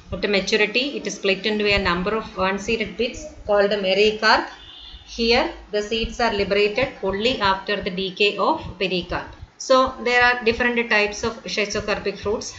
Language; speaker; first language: English; non-native, local second language; Malayalam